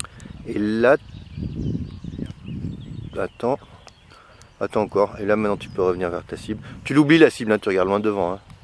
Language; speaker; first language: French; native; French